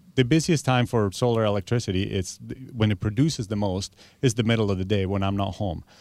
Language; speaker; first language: English; early bilingual, other home language; Spanish